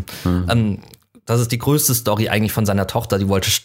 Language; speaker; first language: German; native; German